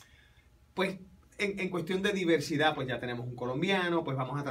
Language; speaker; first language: Spanish; native; Spanish